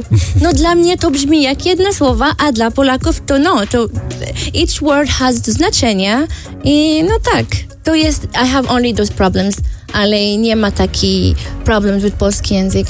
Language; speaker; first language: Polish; non-native, learner; Arabic